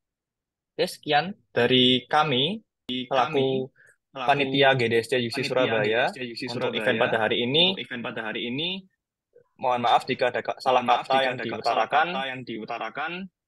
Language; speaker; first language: Indonesian; native; Indonesian